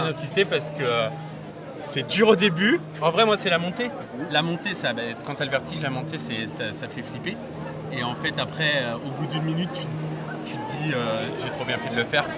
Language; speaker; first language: French; native; French